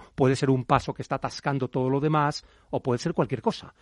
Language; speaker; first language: Spanish; native; Spanish